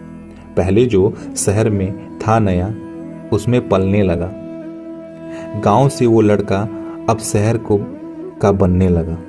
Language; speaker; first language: Hindi; native; Hindi